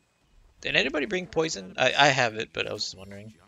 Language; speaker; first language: English; native; English